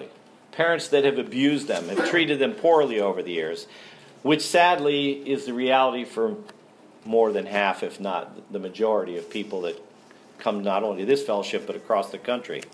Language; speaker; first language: English; native; English